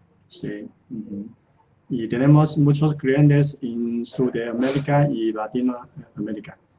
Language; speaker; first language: Spanish; non-native, learner; Chinese